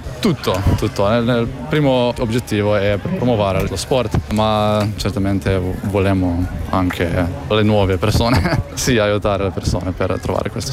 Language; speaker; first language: Italian; non-native, learner; Slovenian